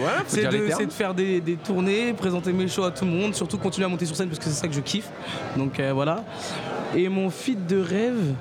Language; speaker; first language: French; native; French